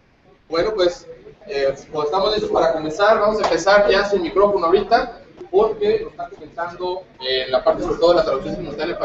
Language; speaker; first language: Spanish; native; Spanish